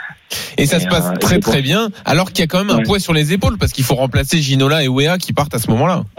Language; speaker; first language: French; native; French